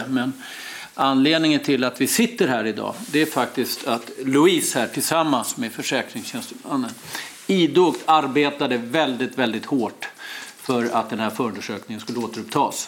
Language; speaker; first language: Swedish; native; Swedish